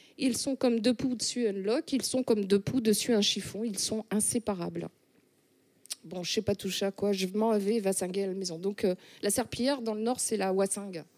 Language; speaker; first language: French; native; French